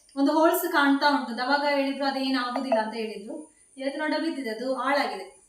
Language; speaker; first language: Kannada; native; Kannada